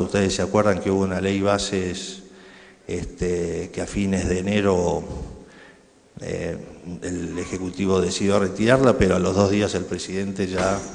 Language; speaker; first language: Spanish; native; Spanish